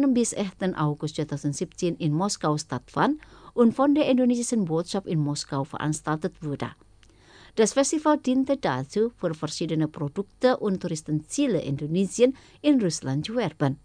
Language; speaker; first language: German; non-native, fluent; Indonesian